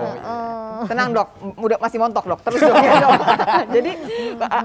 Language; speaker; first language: Indonesian; native; Indonesian